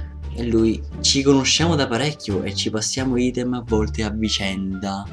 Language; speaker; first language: Italian; native; Italian